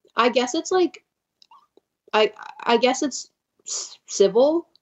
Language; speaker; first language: English; native; English